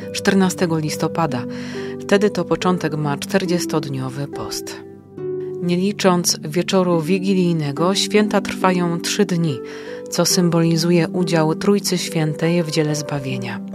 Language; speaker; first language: Polish; native; Polish